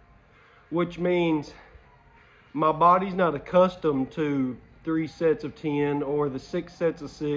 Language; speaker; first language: English; native; English